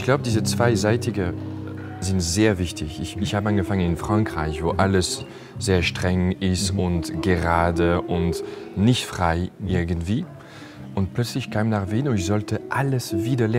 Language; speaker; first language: German; non-native, fluent; French